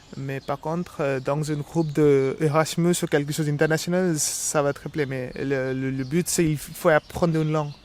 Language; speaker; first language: French; non-native, learner; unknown